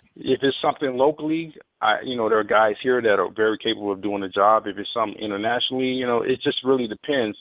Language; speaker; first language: English; native; English